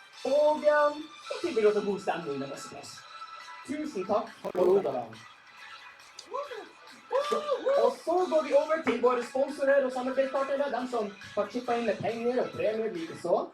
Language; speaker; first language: Norwegian; native; Norwegian